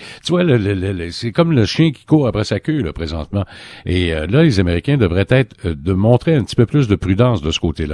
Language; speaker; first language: French; native; French